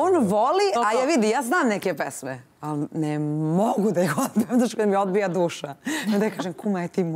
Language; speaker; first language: Serbian; native; Serbian